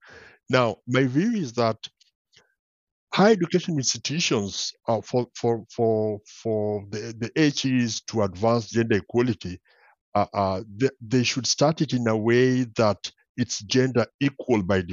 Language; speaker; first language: English; non-native, local second language; Luo (Kenya and Tanzania)